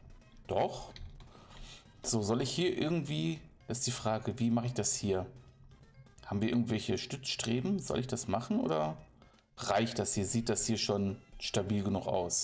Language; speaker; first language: German; native; German